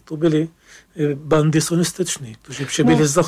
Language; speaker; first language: Polish; non-native, fluent; Arabic